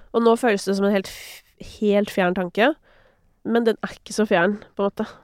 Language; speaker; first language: Norwegian; native; Norwegian